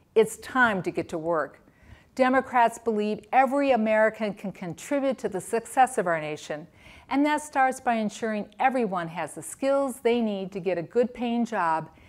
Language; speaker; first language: English; native; English